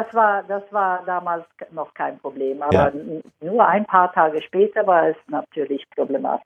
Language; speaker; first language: German; non-native, fluent; Swedish